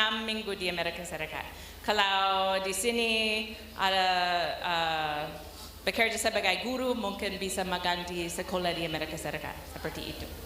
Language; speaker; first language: Indonesian; non-native, learner; English